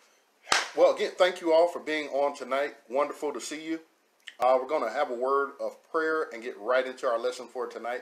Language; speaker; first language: English; native; English